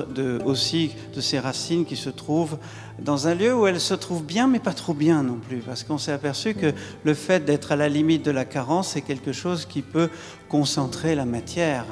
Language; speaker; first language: French; native; French